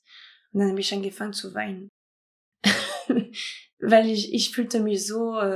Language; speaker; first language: German; non-native, fluent; French